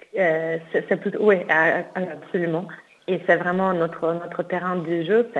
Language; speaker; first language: French; non-native, fluent; Italian